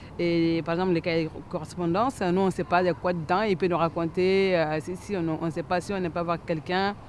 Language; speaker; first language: French; non-native, learner; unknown